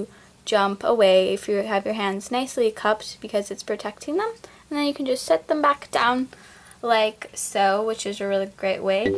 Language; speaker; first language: English; native; English